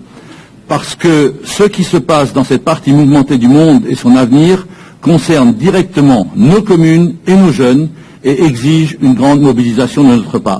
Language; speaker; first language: French; native; French